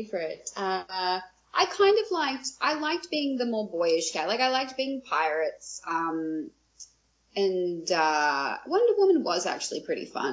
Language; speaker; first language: English; native; English